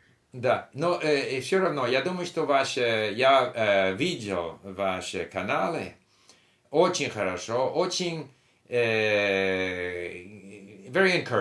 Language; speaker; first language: Russian; non-native, learner; English